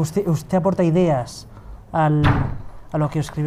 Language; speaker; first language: Spanish; native; Spanish